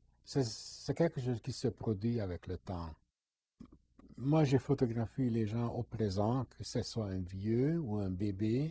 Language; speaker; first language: French; non-native, fluent; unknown